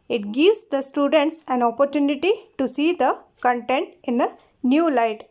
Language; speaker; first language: English; non-native, local second language; Kannada